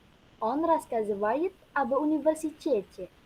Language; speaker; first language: Russian; non-native, learner; Indonesian